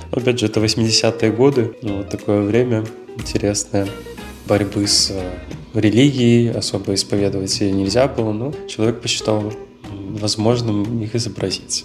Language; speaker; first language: Russian; native; Russian